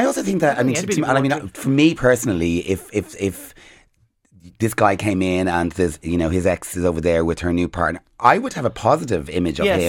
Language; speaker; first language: English; native; English